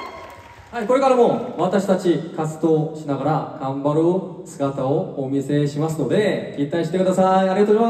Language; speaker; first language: Japanese; non-native, fluent; Korean